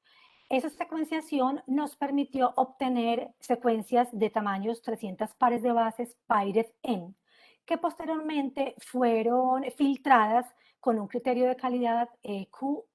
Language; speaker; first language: Spanish; native; Spanish